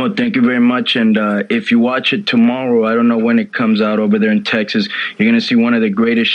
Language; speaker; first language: English; native; English